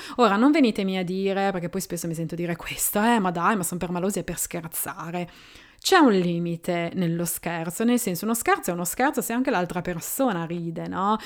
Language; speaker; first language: Italian; native; Italian